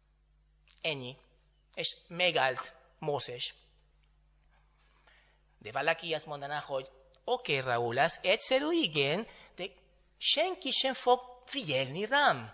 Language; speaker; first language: Hungarian; non-native, learner; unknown